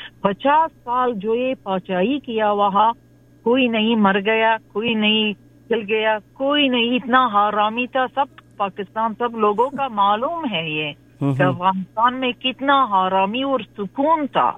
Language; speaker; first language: Hindi; non-native, learner; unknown